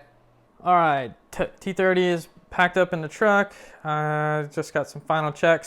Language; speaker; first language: English; native; English